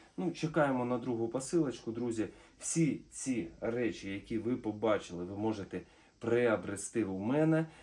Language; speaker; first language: Ukrainian; non-native, local second language; Russian